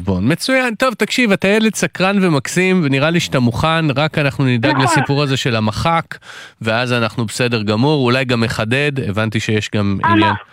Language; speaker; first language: Hebrew; native; Hebrew